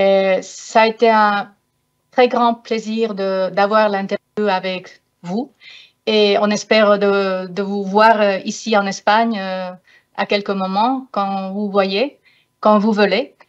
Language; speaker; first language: French; non-native, fluent; Spanish